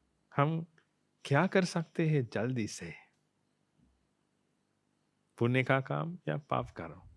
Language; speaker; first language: Hindi; non-native, fluent; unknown